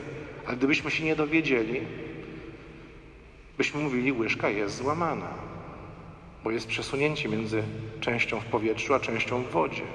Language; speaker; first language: Polish; native; Polish